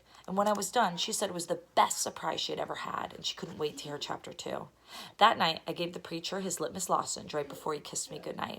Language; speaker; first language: English; native; English